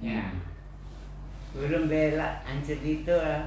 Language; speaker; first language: Indonesian; non-native, local second language; Hakka Chinese